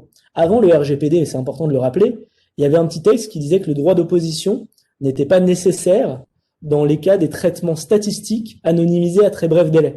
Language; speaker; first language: French; native; French